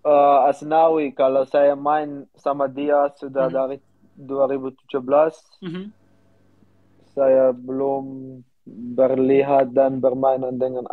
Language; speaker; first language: Indonesian; non-native, learner; Dutch